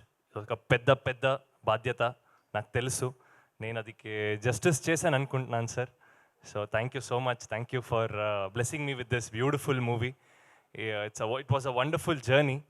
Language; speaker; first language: Telugu; non-native, learner; Kannada